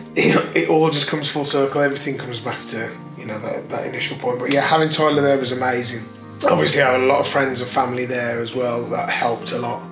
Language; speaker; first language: English; native; English